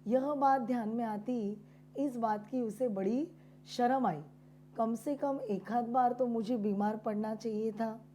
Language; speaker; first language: Hindi; non-native, local second language; Marathi